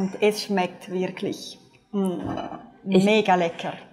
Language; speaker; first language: German; non-native, fluent; Italian